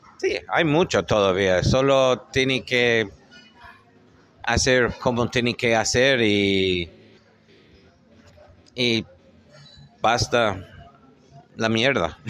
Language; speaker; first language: Spanish; non-native, fluent; English